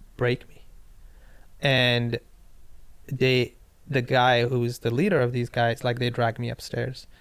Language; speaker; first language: English; non-native, local second language; Pashto